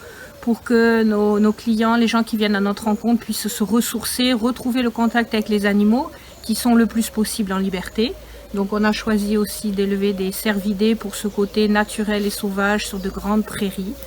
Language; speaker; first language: French; native; French